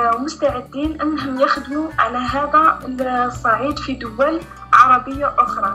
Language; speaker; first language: Arabic; native; Arabic